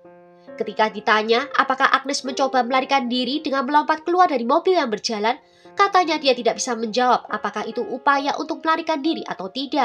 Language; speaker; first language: Indonesian; native; Indonesian